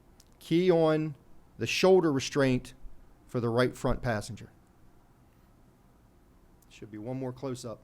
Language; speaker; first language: English; native; English